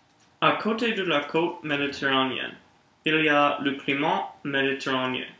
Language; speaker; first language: French; non-native, learner; English